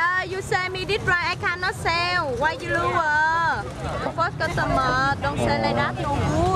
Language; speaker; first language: English; non-native, learner; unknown